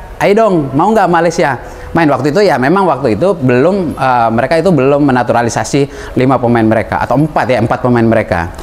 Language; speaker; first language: Indonesian; native; Indonesian